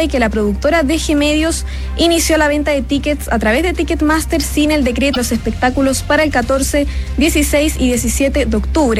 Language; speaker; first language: Spanish; native; Spanish